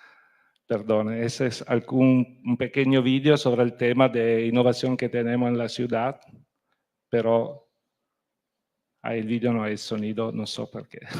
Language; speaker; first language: Spanish; non-native, fluent; Italian